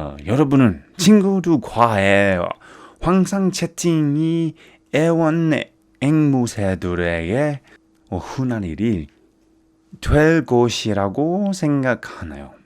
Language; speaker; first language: Korean; non-native, fluent; English